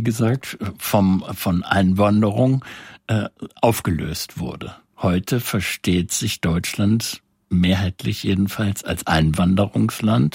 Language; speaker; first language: German; native; German